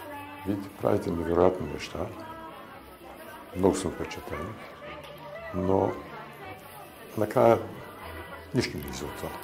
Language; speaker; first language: Bulgarian; early bilingual, heritage; Bulgarian